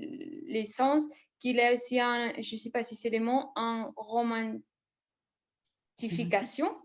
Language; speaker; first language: French; non-native, learner; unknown